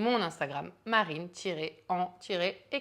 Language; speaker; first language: French; native; French